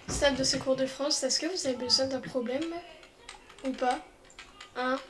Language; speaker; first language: French; native; French